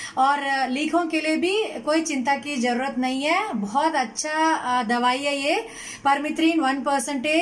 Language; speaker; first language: Hindi; non-native, local second language; Tamil